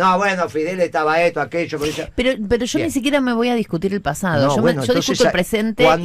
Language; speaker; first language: Spanish; native; Spanish